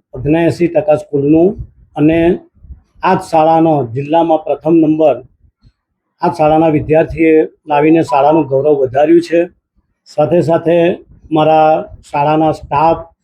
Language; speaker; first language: Gujarati; native; Gujarati